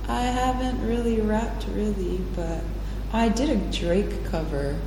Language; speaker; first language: English; early bilingual, heritage; English